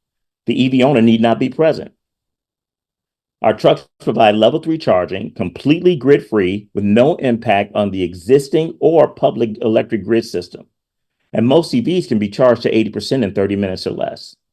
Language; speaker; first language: English; native; English